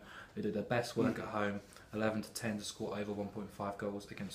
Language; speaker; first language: English; native; English